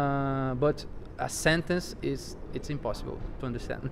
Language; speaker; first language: English; non-native, fluent; Portuguese